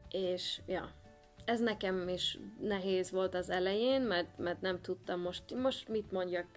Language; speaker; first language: Hungarian; non-native, fluent; Swedish